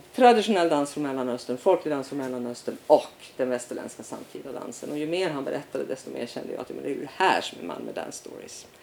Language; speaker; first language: Swedish; native; Swedish